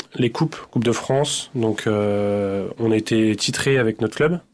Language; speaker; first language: French; native; French